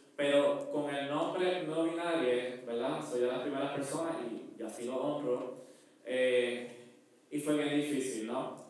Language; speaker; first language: Spanish; native; Spanish